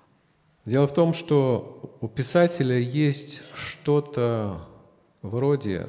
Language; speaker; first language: Russian; native; Russian